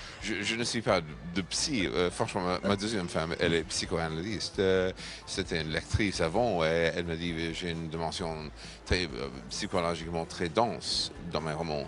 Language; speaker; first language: French; non-native, fluent; English